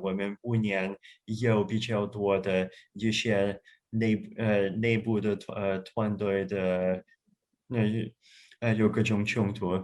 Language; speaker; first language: Chinese; non-native, fluent; Russian